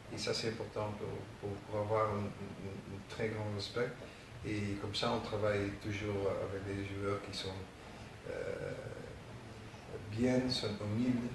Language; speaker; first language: French; non-native, learner; Dutch